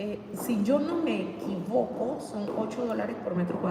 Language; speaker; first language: Spanish; native; Spanish